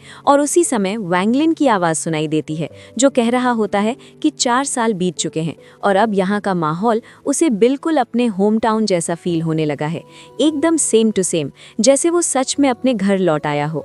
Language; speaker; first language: Hindi; native; Hindi